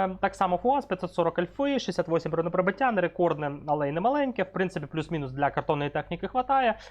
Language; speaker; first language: Ukrainian; non-native, local second language; Russian